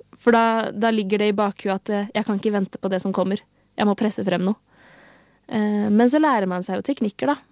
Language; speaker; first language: Norwegian; native; Norwegian